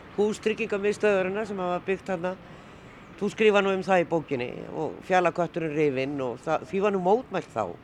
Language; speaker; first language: Icelandic; native; Icelandic